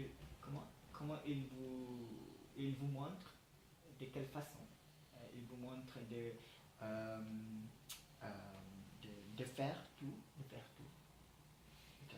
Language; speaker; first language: French; non-native, learner; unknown